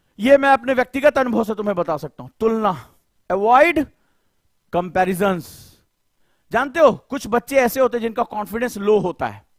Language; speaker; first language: Hindi; native; Hindi